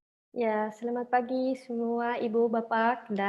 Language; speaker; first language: Indonesian; non-native, learner; Dutch